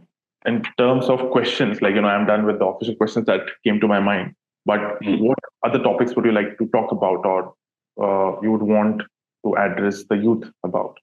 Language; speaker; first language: English; non-native, local second language; Hindi